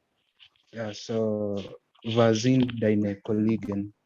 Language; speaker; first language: German; non-native, learner; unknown